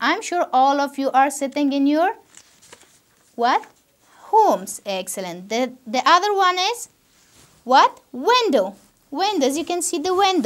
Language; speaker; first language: English; non-native, fluent; Persian